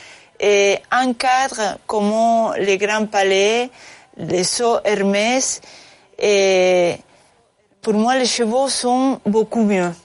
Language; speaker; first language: French; non-native, fluent; Spanish